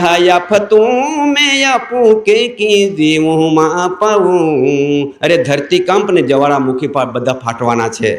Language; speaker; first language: Gujarati; non-native, local second language; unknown